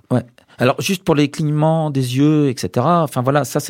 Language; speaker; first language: French; native; French